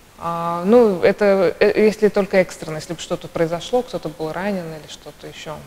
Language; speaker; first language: Russian; native; Russian